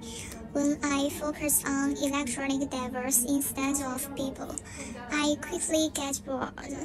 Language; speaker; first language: English; non-native, learner; Chinese